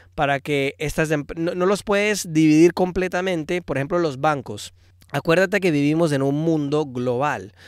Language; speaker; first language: Spanish; early bilingual, heritage; Spanish